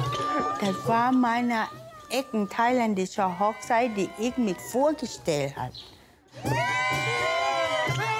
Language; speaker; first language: German; non-native, learner; Thai